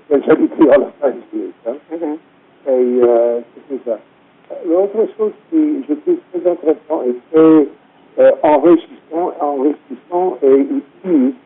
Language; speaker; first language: French; non-native, fluent; English